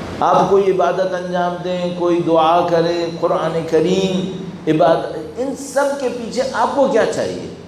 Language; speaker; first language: Urdu; early bilingual, heritage; Urdu